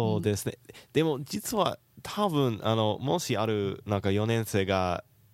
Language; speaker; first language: Japanese; non-native, fluent; English